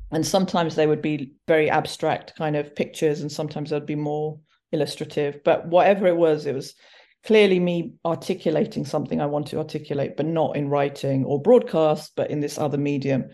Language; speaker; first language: English; early bilingual, other home language; Hindi